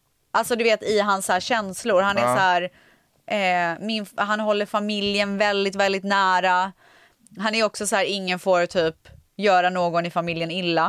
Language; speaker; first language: Swedish; native; Swedish